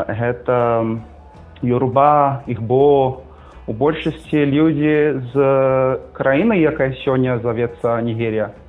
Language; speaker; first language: Belarusian; non-native, fluent; Portuguese